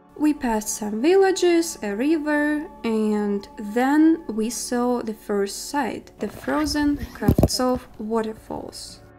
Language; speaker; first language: English; non-native, fluent; Russian